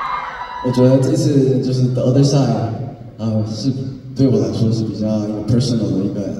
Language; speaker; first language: Chinese; early bilingual, heritage; English